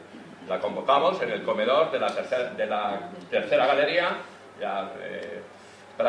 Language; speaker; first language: Spanish; native; Spanish